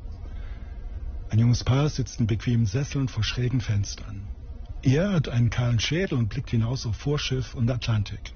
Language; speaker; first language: German; native; German